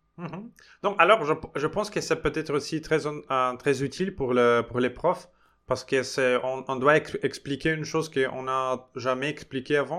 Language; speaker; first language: French; non-native, fluent; Portuguese